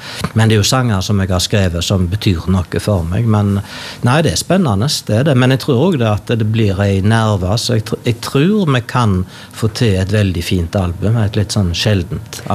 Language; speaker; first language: Norwegian; native; Norwegian